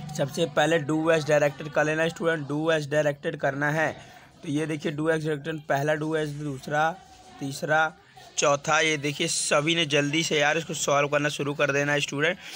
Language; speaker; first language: Hindi; non-native, local second language; Punjabi